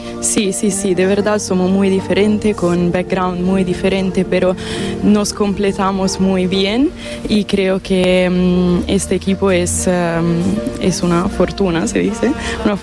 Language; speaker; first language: Spanish; non-native, fluent; Italian